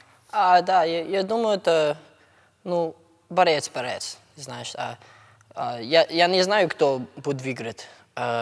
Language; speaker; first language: Russian; non-native, learner; English